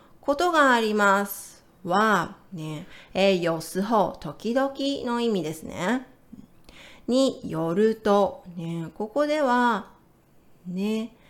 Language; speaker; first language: Japanese; native; Japanese